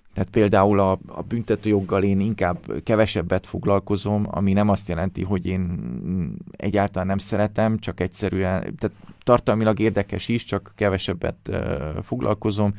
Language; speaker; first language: Hungarian; early bilingual, heritage; Hungarian